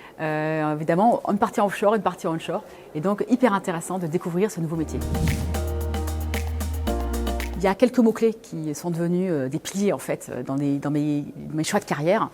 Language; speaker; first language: French; native; French